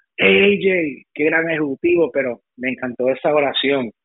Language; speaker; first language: Spanish; early bilingual, heritage; Spanish